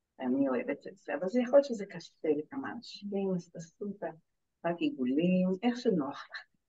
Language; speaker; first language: Hebrew; native; Hebrew